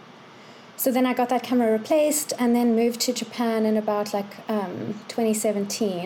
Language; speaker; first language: English; native; English